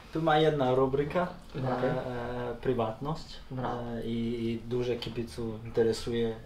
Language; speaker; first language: Polish; non-native, learner; Serbian